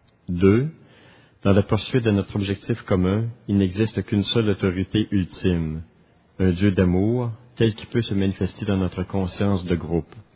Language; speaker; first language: French; native; French